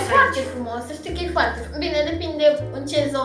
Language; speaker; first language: Romanian; native; Romanian